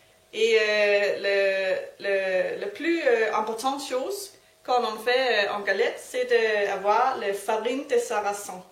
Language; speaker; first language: French; non-native, learner; Danish